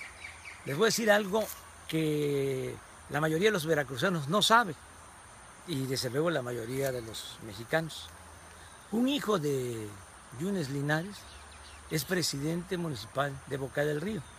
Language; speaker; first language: Spanish; native; Spanish